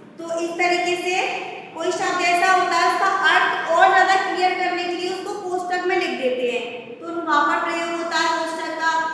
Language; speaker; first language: Hindi; native; Hindi